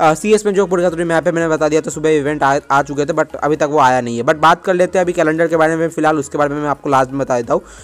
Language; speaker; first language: Hindi; native; Hindi